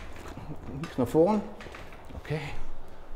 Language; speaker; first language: German; non-native, learner; Dutch